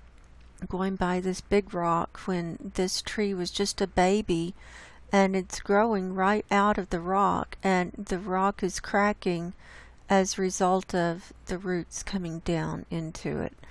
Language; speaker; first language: English; native; English